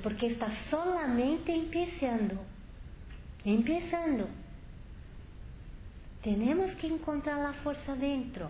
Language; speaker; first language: Spanish; non-native, fluent; Portuguese